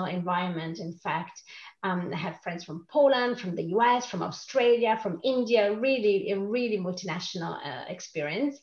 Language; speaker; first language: English; non-native, fluent; Italian